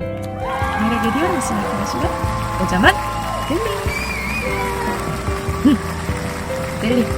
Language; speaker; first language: Turkish; non-native, learner; Korean